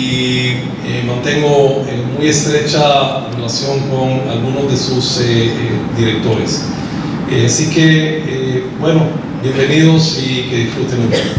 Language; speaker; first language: Spanish; early bilingual, heritage; Spanish